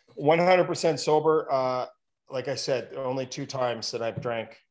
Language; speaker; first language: English; native; English